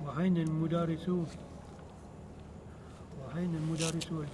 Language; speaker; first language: Arabic; non-native, learner; French